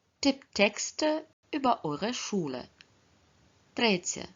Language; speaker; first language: German; non-native, fluent; Ukrainian